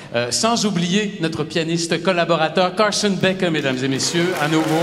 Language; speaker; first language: French; native; French